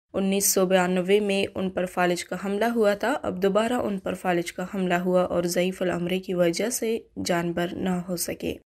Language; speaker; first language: Urdu; non-native, local second language; Baluchi